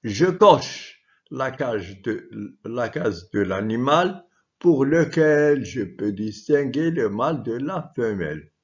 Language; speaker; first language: French; non-native, local second language; Arabic